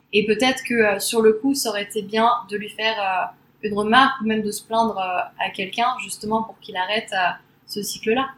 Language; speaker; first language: French; native; French